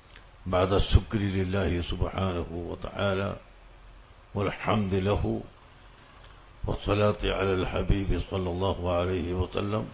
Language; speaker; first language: Arabic; non-native, fluent; Malayalam